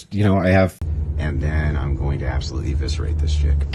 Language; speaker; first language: English; native; English